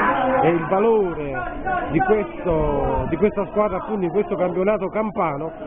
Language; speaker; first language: Italian; native; Italian